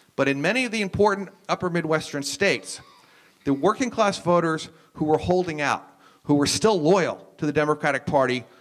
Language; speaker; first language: English; native; English